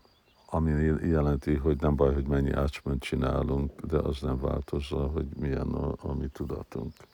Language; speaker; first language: Hungarian; early bilingual, heritage; Hungarian